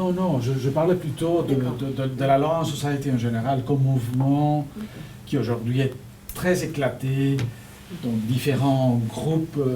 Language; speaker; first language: French; non-native, fluent; Spanish